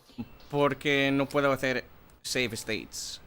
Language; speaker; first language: Spanish; non-native, learner; English